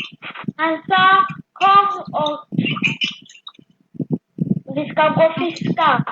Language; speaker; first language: Swedish; early bilingual, other home language; French